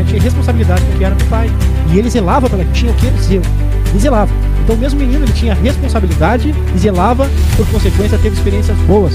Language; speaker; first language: Portuguese; native; Portuguese